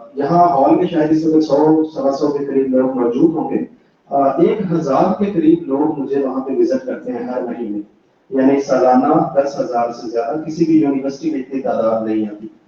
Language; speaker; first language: Urdu; non-native, local second language; Punjabi